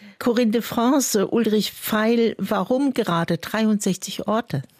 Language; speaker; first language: German; native; German